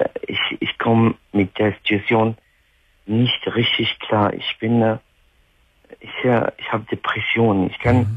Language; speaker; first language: German; non-native, fluent; Arabic